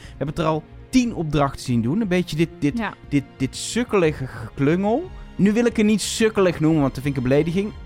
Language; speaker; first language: Dutch; native; Dutch